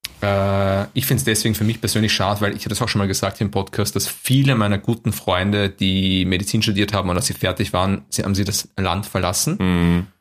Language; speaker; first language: German; native; German